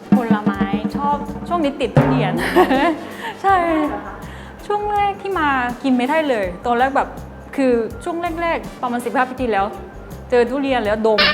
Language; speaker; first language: Thai; non-native, fluent; Korean